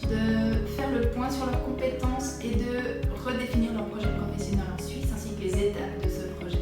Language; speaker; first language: French; native; French